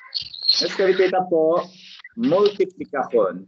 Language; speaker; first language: Swedish; non-native, fluent; Arabic